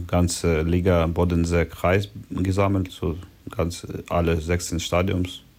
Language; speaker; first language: German; non-native, learner; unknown